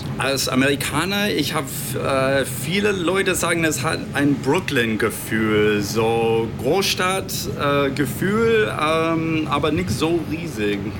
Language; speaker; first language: German; non-native, fluent; English